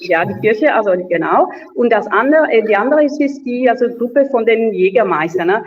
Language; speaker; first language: German; non-native, fluent; Italian